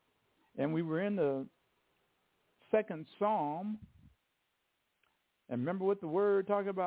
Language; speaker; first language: English; native; English